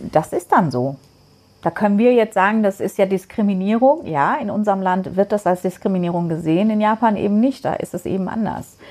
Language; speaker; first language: German; non-native, fluent; Persian